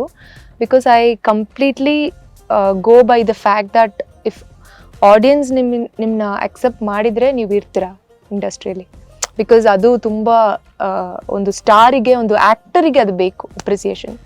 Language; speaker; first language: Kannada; early bilingual, heritage; Kannada